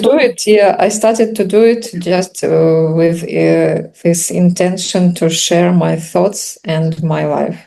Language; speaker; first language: English; non-native, learner; Russian